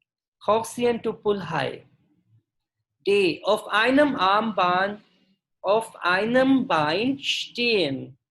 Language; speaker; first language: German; non-native, fluent; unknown